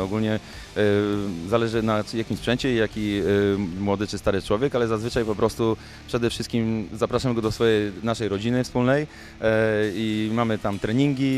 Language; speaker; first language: Polish; native; Polish